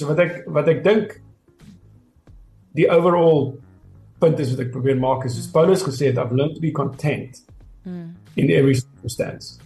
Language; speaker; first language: English; non-native, local second language; Afrikaans